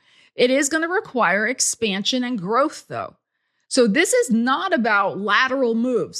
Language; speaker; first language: English; native; English